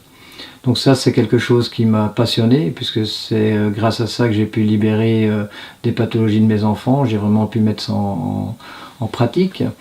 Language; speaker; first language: French; native; French